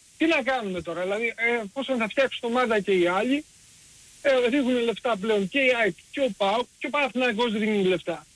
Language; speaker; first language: Greek; early bilingual, heritage; Greek